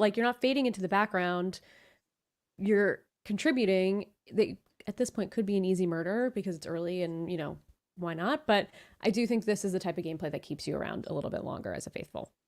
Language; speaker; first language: English; native; English